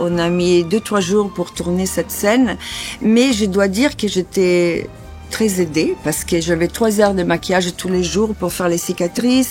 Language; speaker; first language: French; non-native, fluent; Italian